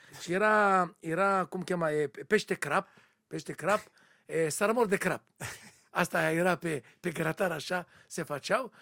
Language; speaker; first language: Romanian; non-native, learner; Hebrew